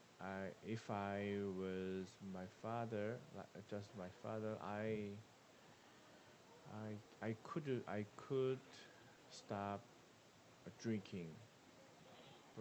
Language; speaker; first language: English; non-native, learner; Korean